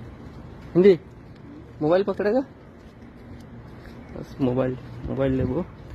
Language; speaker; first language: Hindi; non-native, learner; Bangla